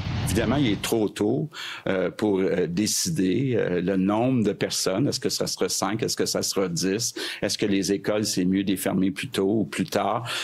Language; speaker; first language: French; native; French